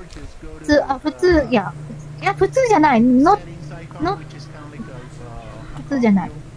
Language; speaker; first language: Japanese; non-native, learner; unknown